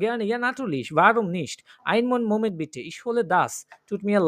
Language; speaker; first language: German; non-native, learner; Bangla